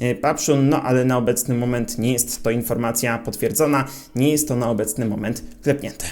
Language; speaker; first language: Polish; native; Polish